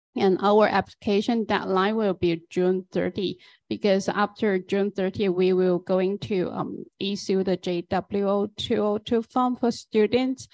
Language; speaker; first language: English; non-native, fluent; Chinese